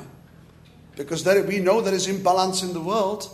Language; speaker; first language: English; non-native, fluent; Czech